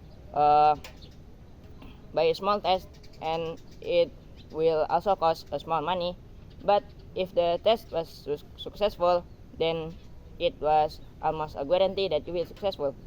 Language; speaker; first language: English; non-native, learner; Indonesian